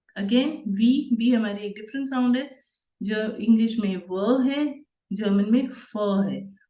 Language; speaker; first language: Hindi; native; Hindi